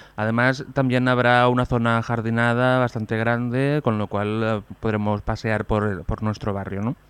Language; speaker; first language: Spanish; non-native, local second language; Catalan